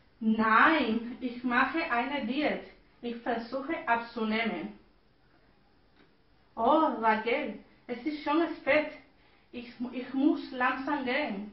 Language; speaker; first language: German; non-native, learner; Spanish